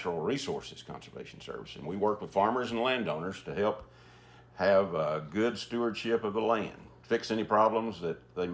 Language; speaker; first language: English; native; English